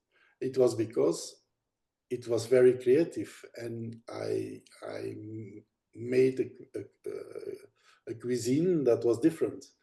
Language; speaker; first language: English; non-native, fluent; Dutch